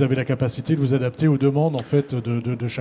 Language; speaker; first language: French; native; French